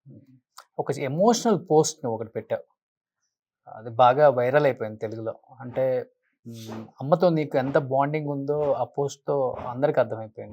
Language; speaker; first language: Telugu; native; Telugu